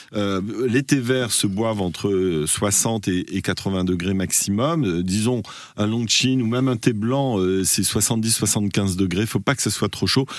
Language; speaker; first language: French; non-native, fluent; English